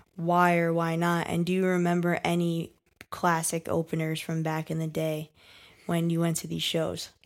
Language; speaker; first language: English; native; English